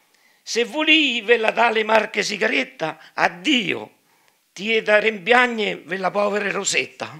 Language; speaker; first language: Italian; native; Italian